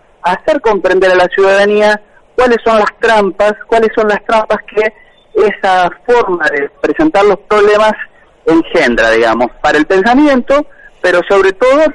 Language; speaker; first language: Spanish; native; Spanish